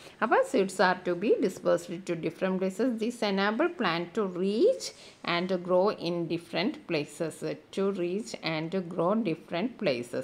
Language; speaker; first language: English; non-native, local second language; Malayalam